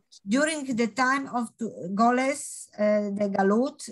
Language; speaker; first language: English; non-native, learner; Polish